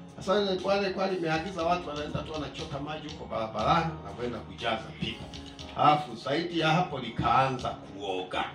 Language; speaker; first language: Swahili; native; Swahili